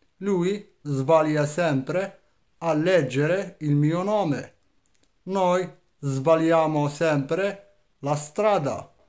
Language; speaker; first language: Italian; non-native, fluent; Arabic